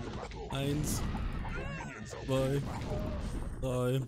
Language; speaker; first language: German; native; German